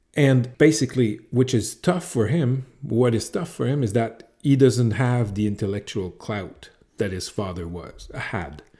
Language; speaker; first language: English; native; English